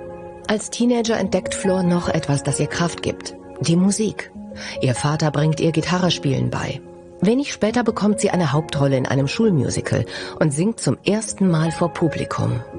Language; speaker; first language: German; native; German